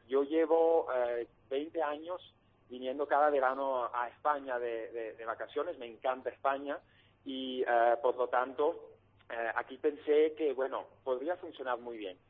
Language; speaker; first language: Spanish; non-native, fluent; Dutch